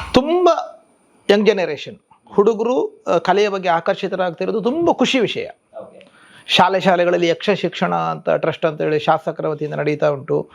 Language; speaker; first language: Kannada; non-native, local second language; Tulu